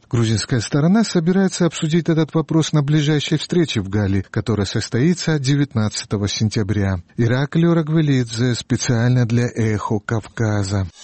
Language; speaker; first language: Russian; non-native, local second language; Georgian